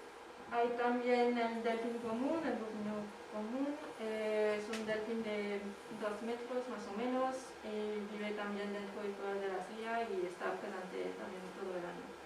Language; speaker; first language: Spanish; non-native, fluent; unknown